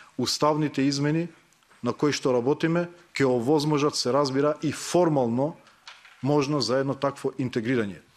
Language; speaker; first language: Macedonian; non-native, local second language; Albanian